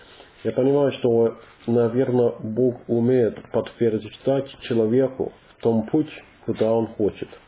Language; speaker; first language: Russian; non-native, learner; English